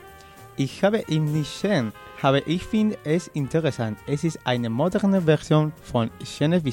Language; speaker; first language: German; non-native, learner; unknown